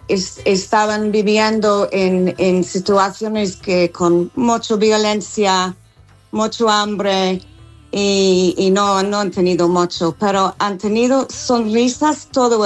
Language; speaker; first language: Spanish; non-native, learner; English